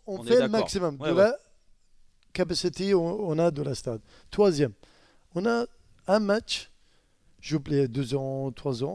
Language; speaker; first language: French; non-native, learner; Arabic